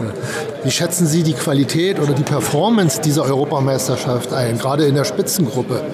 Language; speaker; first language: German; native; German